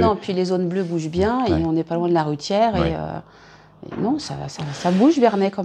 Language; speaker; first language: French; native; French